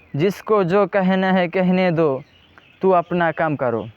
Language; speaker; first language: Urdu; non-native, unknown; Bangla